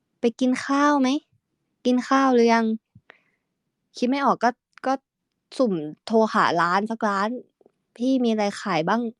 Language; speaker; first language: Thai; native; Thai